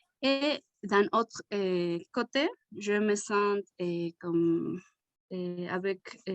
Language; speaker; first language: French; non-native, learner; Spanish